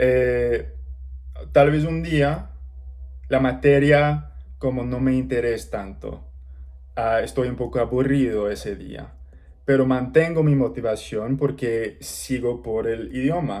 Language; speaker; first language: Spanish; non-native, learner; English